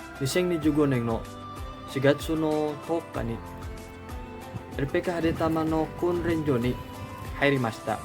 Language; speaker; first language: Japanese; non-native, learner; Indonesian